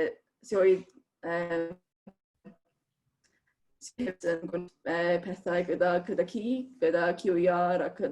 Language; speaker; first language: Welsh; non-native, fluent; Estonian